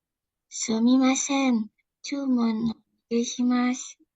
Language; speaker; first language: Japanese; non-native, learner; Indonesian